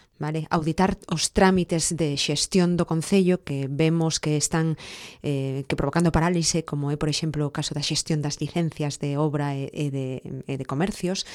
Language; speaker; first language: Galician; non-native, local second language; Spanish